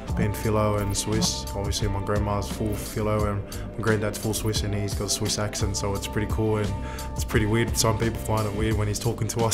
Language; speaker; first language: English; native; English